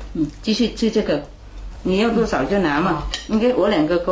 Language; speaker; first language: Chinese; non-native, fluent; Vietnamese